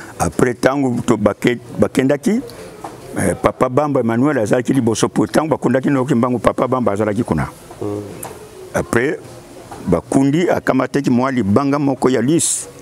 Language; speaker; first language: Lingala; non-native, local second language; Kongo